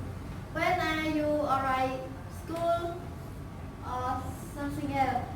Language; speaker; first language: English; non-native, learner; Khmer